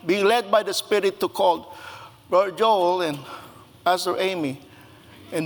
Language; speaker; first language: English; non-native, local second language; Filipino